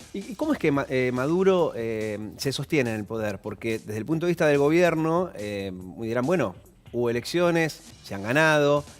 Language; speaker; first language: Spanish; native; Spanish